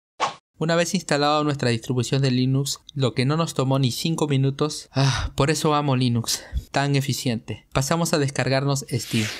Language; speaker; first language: Spanish; native; Spanish